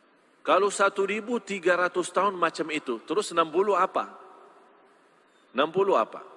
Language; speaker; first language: Indonesian; non-native, fluent; Arabic